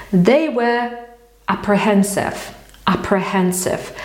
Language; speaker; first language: English; non-native, fluent; Polish